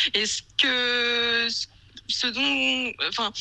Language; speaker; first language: French; native; French